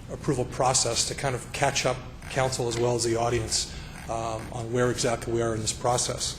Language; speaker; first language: English; native; English